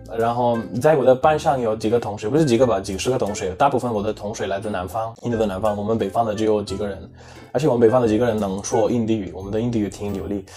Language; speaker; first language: Chinese; non-native, fluent; Hindi